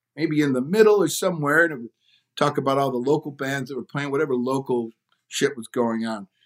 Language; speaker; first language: English; native; English